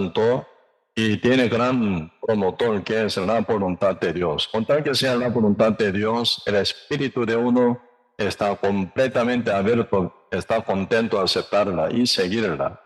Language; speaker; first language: Spanish; non-native, learner; Korean